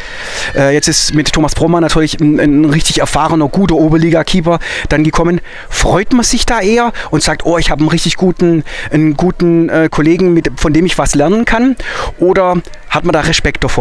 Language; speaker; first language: German; native; German